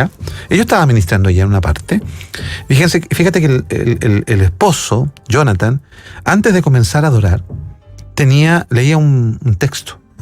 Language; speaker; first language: Spanish; native; Spanish